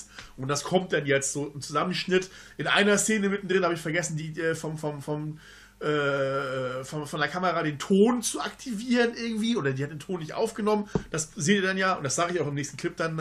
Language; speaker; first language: German; native; German